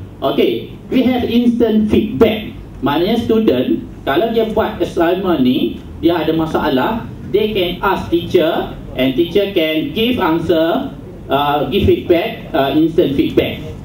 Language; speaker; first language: English; non-native, local second language; Malay